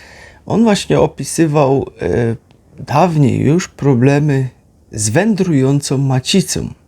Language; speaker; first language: Polish; native; Polish